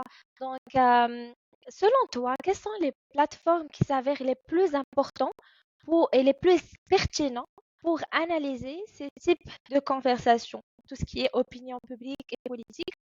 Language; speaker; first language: French; non-native, fluent; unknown